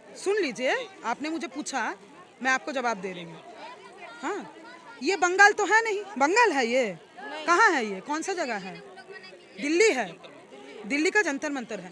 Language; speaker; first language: Hindi; non-native, local second language; Bangla